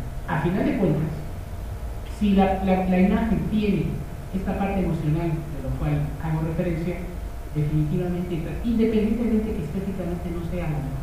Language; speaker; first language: Spanish; native; Spanish